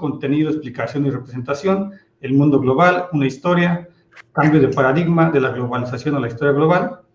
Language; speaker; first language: Spanish; native; Spanish